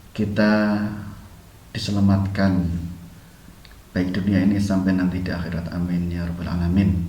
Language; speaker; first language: Indonesian; native; Indonesian